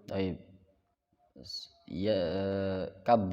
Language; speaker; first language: Arabic; non-native, fluent; Indonesian